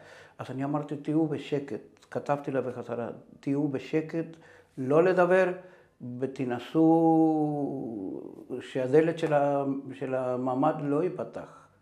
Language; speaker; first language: Hebrew; non-native, fluent; Spanish